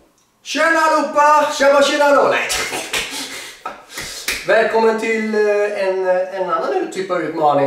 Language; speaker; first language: Swedish; native; Swedish